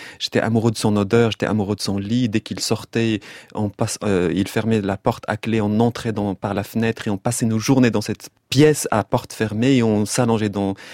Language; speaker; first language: French; non-native, local second language; Arabic